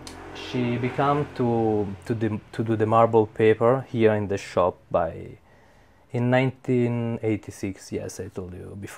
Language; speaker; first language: English; non-native, learner; Italian